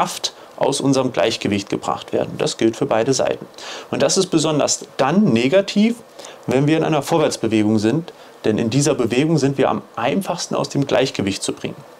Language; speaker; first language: German; native; German